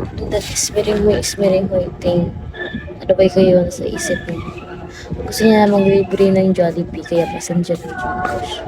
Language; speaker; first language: Filipino; non-native, local second language; Cebuano